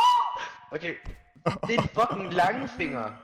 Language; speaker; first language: Danish; native; Danish